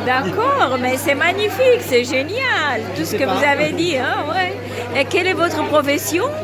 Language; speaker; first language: French; non-native, fluent; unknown